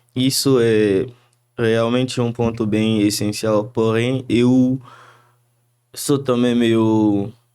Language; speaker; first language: Portuguese; non-native, fluent; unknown